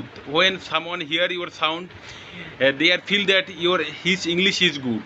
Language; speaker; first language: English; non-native, learner; Bangla